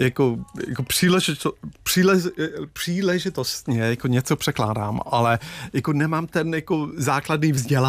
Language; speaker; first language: Czech; non-native, fluent; English